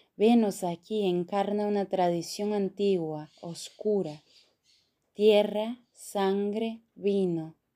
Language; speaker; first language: Spanish; non-native, fluent; Portuguese